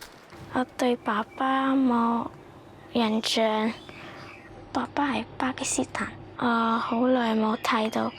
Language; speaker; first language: Cantonese; early bilingual, other home language; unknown